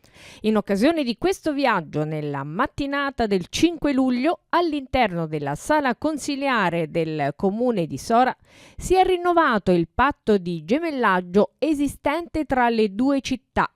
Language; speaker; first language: Italian; native; Italian